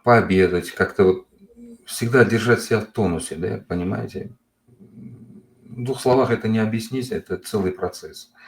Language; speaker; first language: Russian; non-native, local second language; Uzbek